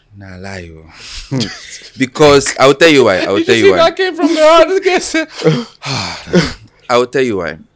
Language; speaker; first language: English; non-native, local second language; Yoruba